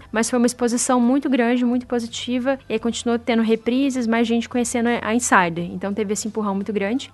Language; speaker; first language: Portuguese; native; Portuguese